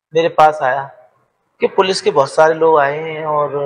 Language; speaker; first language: Hindi; native; Hindi